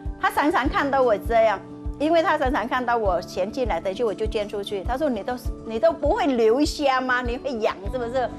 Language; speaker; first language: Chinese; non-native, fluent; Vietnamese